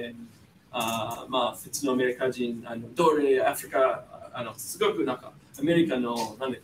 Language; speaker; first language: Japanese; non-native, fluent; English